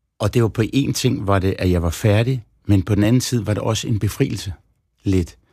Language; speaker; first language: Danish; native; Danish